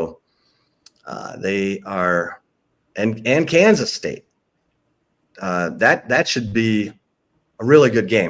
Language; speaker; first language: English; native; English